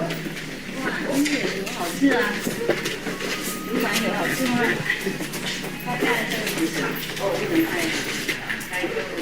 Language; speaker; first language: Chinese; non-native, fluent; Vietnamese